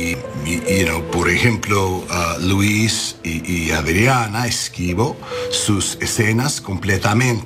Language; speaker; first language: Spanish; non-native, learner; English